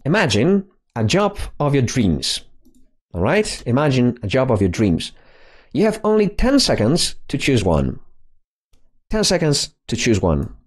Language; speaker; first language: English; non-native, fluent; Polish